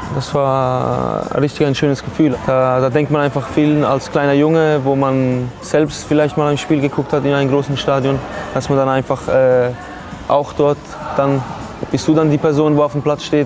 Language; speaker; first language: German; non-native, fluent; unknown